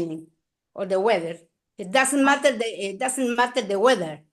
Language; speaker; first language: English; non-native, learner; Spanish